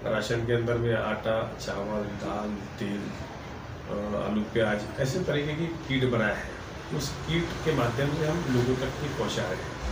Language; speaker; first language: Hindi; native; Hindi